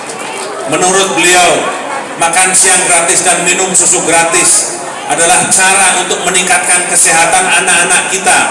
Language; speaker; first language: Indonesian; native; Indonesian